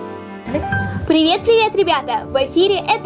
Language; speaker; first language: Russian; native; Russian